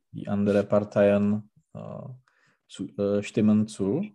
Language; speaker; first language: German; non-native, learner; Czech